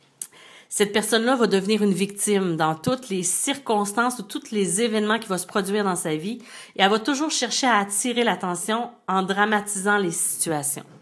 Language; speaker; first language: French; native; French